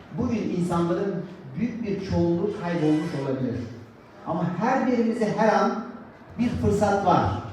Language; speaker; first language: Turkish; native; Turkish